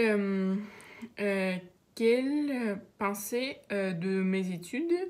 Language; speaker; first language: French; non-native, learner; Russian